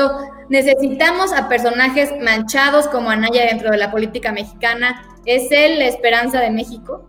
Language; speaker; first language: Spanish; native; Spanish